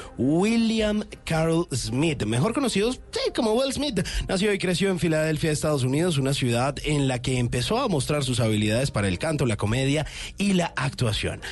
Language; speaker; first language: Spanish; native; Spanish